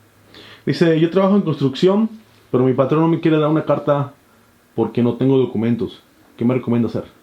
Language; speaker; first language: Spanish; native; Spanish